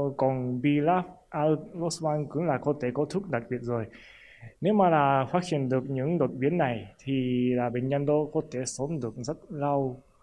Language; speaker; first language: Vietnamese; non-native, fluent; Japanese